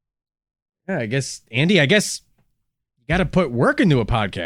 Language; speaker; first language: English; native; English